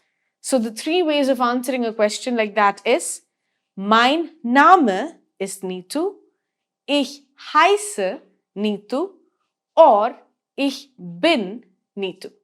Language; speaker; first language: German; non-native, fluent; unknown